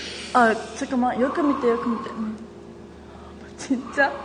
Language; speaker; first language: Korean; non-native, learner; Japanese